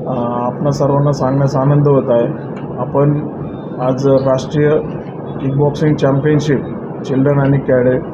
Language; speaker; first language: Hindi; native; Hindi